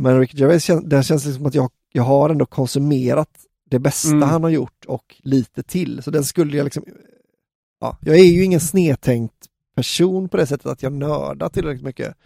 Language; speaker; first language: Swedish; native; Swedish